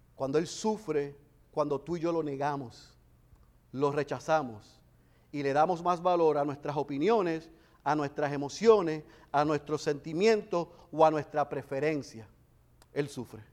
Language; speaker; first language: Spanish; native; Spanish